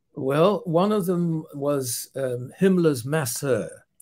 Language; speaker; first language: English; non-native, fluent; Dutch